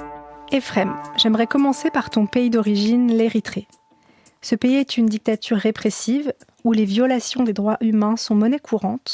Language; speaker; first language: French; native; French